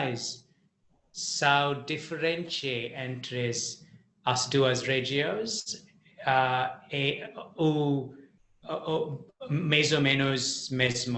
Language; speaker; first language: Portuguese; non-native, learner; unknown